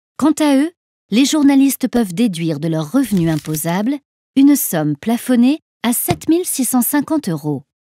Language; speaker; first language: French; native; French